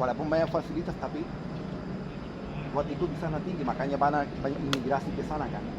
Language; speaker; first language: Indonesian; non-native, fluent; Spanish